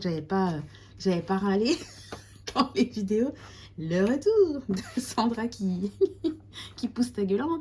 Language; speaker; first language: French; native; French